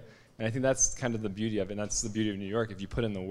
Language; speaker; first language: English; native; English